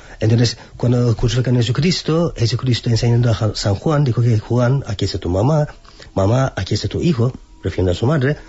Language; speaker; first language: Spanish; non-native, fluent; Turkish